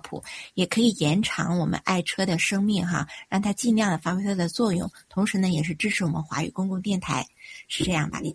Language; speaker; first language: Chinese; native; Chinese